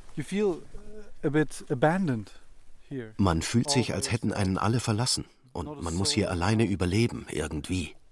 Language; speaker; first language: German; native; German